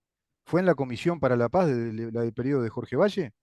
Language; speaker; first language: Spanish; native; Spanish